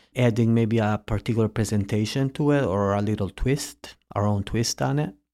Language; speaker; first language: English; early bilingual, heritage; Italian